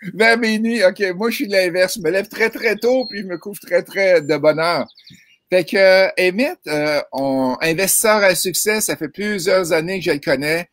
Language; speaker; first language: French; native; French